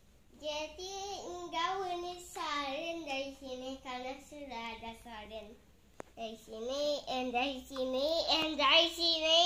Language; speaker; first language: Indonesian; early bilingual, heritage; English